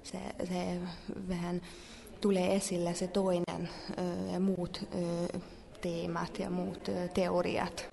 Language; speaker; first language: Finnish; non-native, fluent; Hungarian